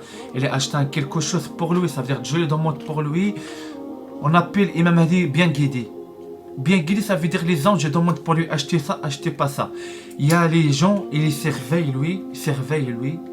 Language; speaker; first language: French; non-native, learner; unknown